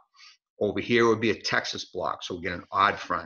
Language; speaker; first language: English; native; English